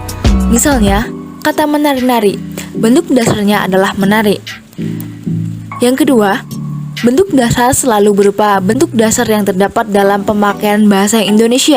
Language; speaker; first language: Indonesian; native; Indonesian